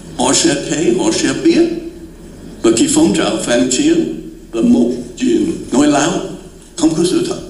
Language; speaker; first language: Vietnamese; non-native, fluent; English